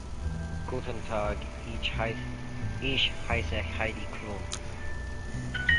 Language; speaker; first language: German; non-native, learner; English